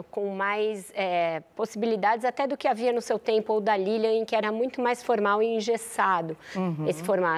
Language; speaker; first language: Portuguese; native; Portuguese